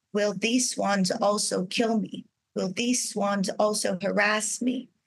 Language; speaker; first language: English; non-native, fluent; Portuguese